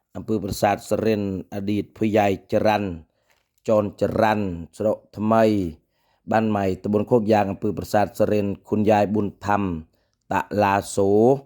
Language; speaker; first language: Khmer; native; Khmer